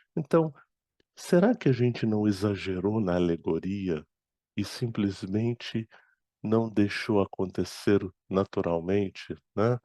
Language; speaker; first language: Portuguese; non-native, fluent; Arabic